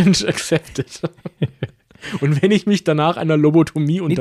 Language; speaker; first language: German; native; German